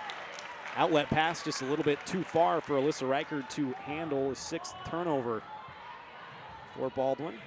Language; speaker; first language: English; native; English